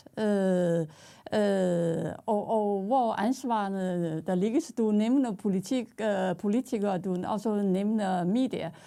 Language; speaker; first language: Danish; non-native, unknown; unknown